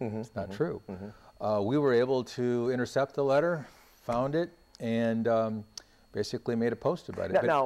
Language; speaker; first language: English; native; English